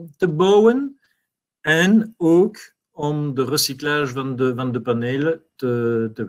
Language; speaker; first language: Dutch; non-native, learner; French